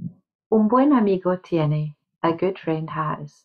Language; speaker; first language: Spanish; non-native, fluent; English